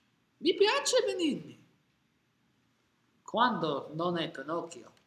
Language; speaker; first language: Italian; non-native, learner; English